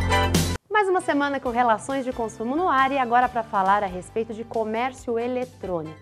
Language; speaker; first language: Portuguese; native; Portuguese